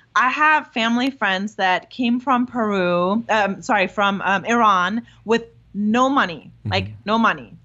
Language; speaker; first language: English; non-native, fluent; German